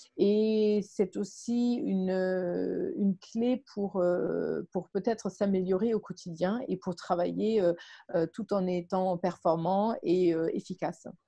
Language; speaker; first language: French; non-native, fluent; German